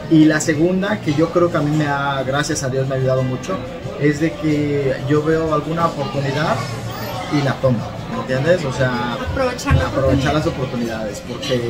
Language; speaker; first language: Spanish; native; Spanish